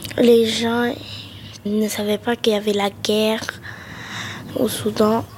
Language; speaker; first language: French; early bilingual, other home language; Arabic